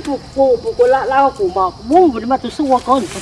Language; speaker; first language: Chinese; native; Chinese